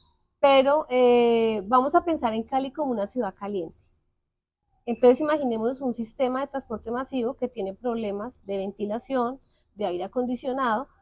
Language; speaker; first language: Spanish; native; Spanish